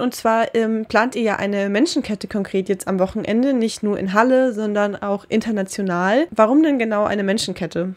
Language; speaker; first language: German; native; German